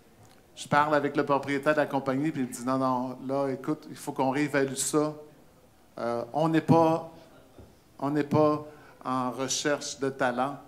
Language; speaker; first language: French; native; French